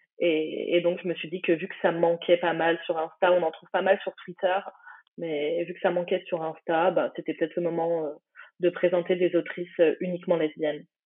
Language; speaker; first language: French; early bilingual, other home language; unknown